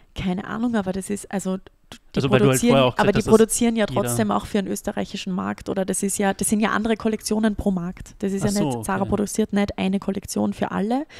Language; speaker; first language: German; native; German